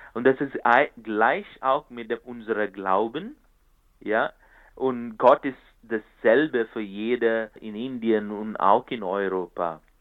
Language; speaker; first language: German; non-native, fluent; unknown